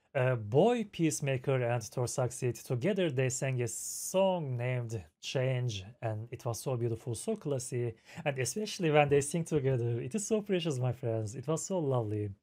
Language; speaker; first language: English; non-native, fluent; Turkish